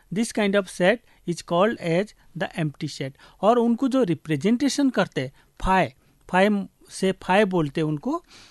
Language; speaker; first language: Hindi; native; Hindi